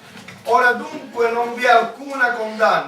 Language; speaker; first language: Italian; native; Italian